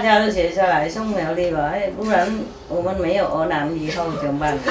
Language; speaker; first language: Chinese; non-native, fluent; Vietnamese